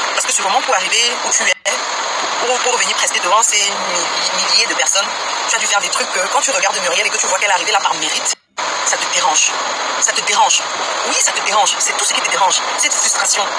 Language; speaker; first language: French; non-native, local second language; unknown